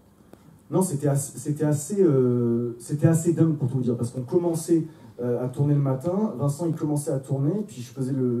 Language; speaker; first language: French; native; French